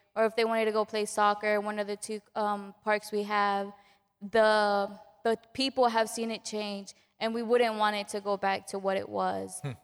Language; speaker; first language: English; early bilingual, other home language; Spanish